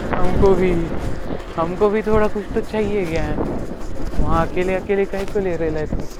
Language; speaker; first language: Hindi; non-native, local second language; Marathi